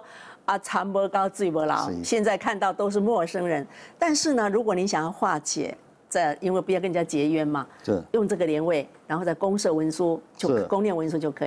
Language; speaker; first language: Chinese; native; Chinese